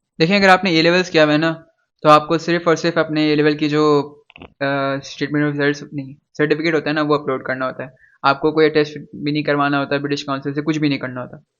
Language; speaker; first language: Urdu; native; Urdu